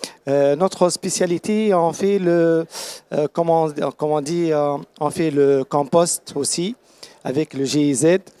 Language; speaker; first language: French; non-native, learner; Arabic